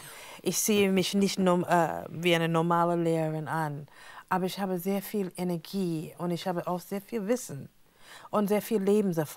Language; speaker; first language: German; non-native, fluent; English